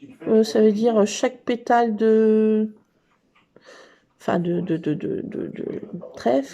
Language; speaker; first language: French; native; French